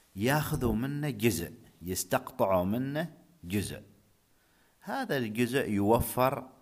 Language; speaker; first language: Arabic; native; Arabic